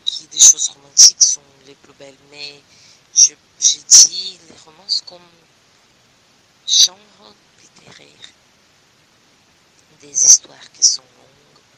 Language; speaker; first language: French; non-native, learner; Portuguese